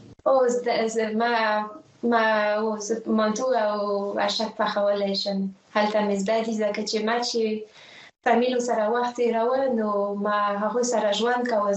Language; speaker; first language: Pashto; non-native, fluent; French